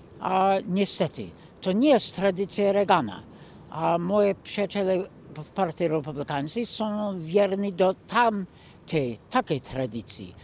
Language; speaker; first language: Polish; non-native, fluent; English